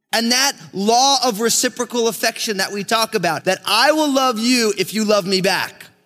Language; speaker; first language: English; native; English